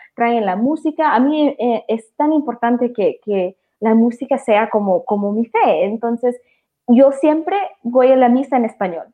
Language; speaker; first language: Spanish; early bilingual, heritage; Spanish